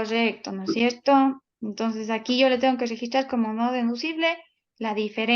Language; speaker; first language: Spanish; native; Spanish